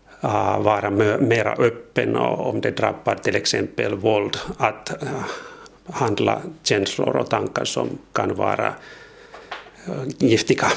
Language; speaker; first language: Swedish; non-native, learner; Finnish